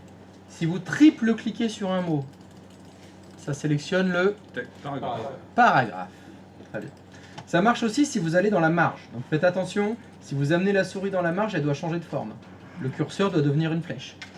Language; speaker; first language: French; native; French